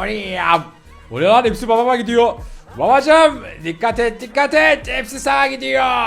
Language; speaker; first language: Turkish; native; Turkish